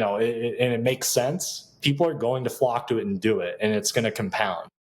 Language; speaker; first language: English; native; English